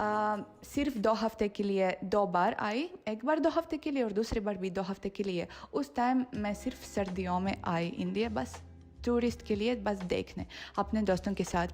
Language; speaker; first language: Hindi; non-native, fluent; Russian